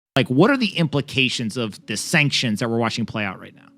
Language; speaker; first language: English; native; English